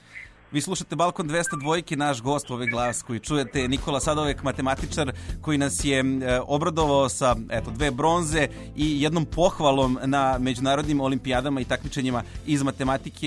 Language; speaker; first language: Serbian; native; Serbian